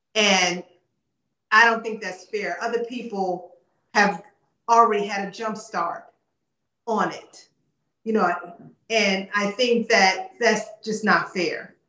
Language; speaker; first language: English; native; English